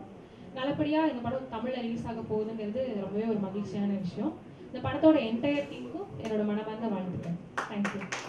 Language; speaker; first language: Tamil; native; Tamil